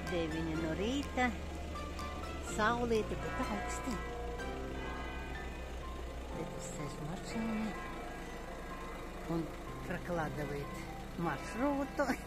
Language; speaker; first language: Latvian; non-native, local second language; Russian